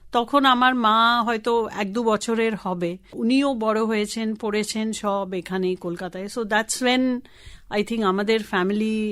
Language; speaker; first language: Bangla; non-native, local second language; Tamil